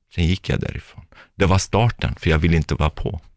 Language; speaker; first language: Swedish; non-native, fluent; Turkish